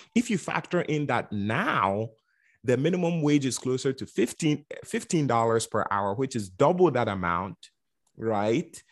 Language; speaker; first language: English; non-native, local second language; Akan